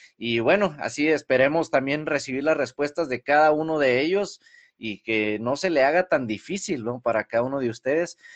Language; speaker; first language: Spanish; early bilingual, heritage; Spanish